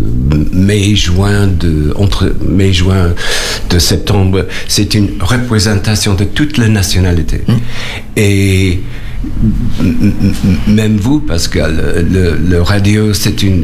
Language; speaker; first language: French; non-native, learner; English